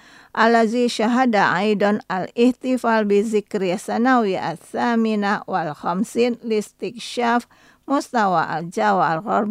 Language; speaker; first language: Arabic; non-native, fluent; Indonesian